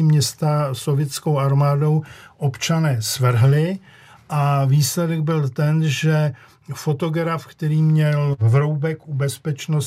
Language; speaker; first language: Czech; native; Czech